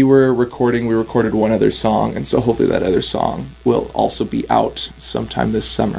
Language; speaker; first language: English; native; English